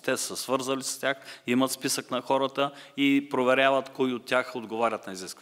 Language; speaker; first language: Bulgarian; native; Bulgarian